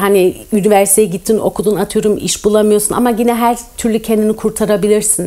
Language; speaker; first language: Turkish; early bilingual, heritage; Turkish